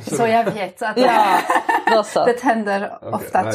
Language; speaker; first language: Swedish; non-native, fluent; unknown